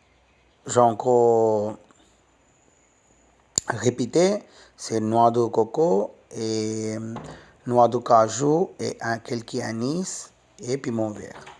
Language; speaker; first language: French; non-native, learner; Tamil